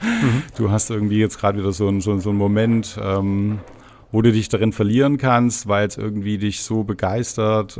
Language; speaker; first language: German; native; German